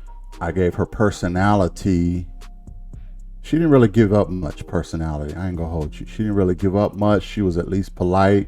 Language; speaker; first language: English; native; English